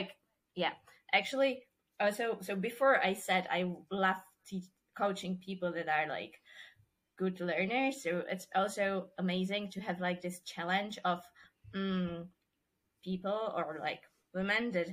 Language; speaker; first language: English; non-native, fluent; Czech